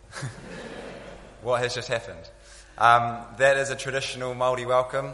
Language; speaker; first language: English; native; English